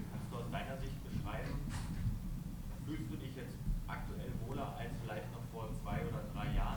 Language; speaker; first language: German; native; German